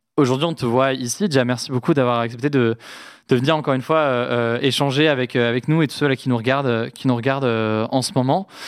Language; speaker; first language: French; native; French